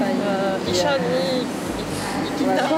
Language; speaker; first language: Japanese; non-native, learner; French